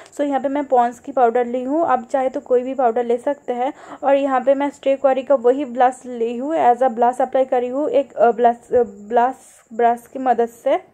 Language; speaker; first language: Hindi; non-native, local second language; Bangla